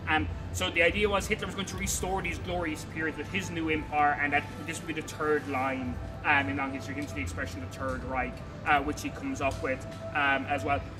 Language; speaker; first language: English; native; English